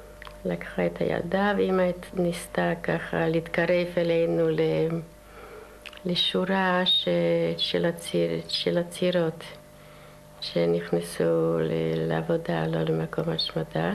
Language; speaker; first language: Hebrew; non-native, fluent; Yiddish